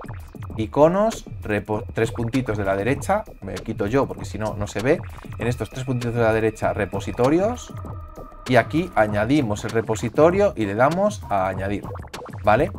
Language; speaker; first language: Spanish; native; Spanish